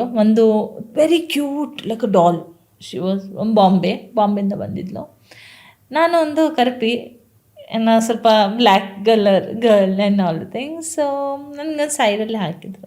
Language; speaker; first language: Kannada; non-native, local second language; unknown